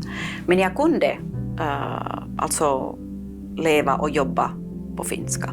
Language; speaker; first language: Swedish; non-native, fluent; Catalan